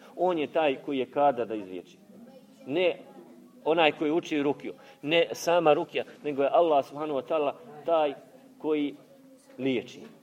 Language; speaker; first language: Bosnian; native; Bosnian